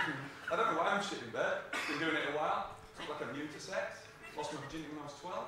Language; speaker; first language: English; native; English